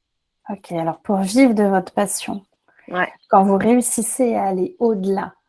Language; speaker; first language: French; native; French